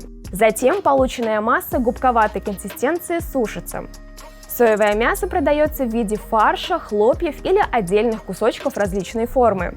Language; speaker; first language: Russian; native; Russian